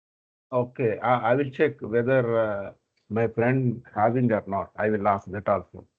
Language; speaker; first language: English; non-native, learner; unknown